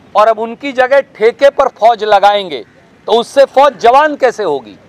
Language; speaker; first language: Hindi; native; Hindi